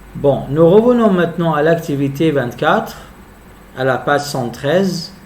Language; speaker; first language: French; non-native, local second language; Arabic